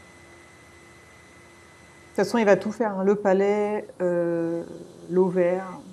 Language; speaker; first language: French; native; French